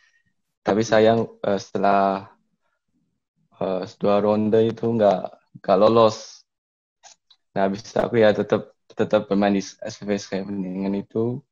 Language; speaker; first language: Indonesian; early bilingual, heritage; Indonesian